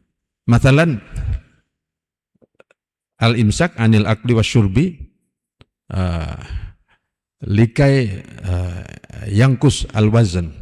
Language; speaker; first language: Arabic; non-native, fluent; Indonesian